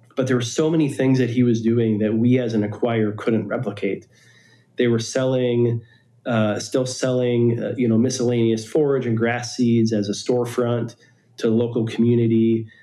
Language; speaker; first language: English; native; English